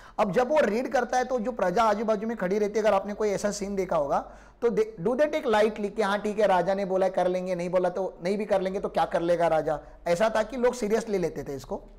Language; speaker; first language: Hindi; non-native, local second language; Marathi